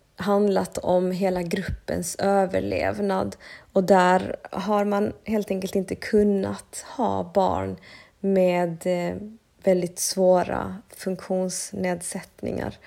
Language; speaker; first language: Swedish; early bilingual, other home language; Spanish